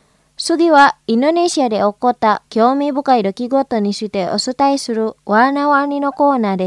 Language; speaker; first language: Japanese; non-native, fluent; Indonesian